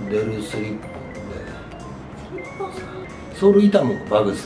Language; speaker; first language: Indonesian; non-native, learner; Japanese